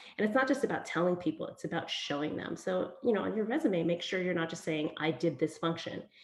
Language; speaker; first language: English; early bilingual, other home language; Vietnamese